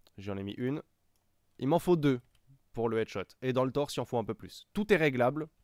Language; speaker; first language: French; native; French